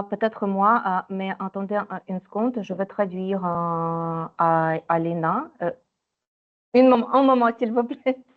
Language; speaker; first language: French; non-native, fluent; Ukrainian